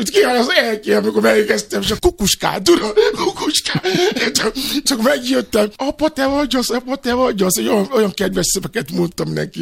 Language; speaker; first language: Hungarian; non-native, learner; Albanian